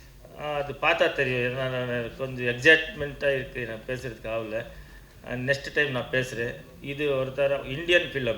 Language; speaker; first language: Tamil; non-native, learner; Kannada